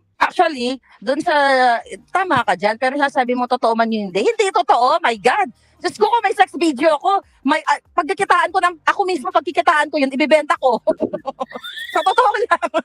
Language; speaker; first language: Filipino; non-native, local second language; Cebuano